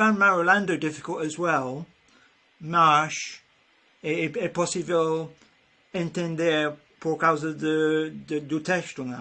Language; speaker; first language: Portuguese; non-native, learner; English